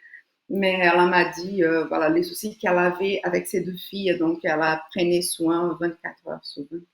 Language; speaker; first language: French; non-native, fluent; Portuguese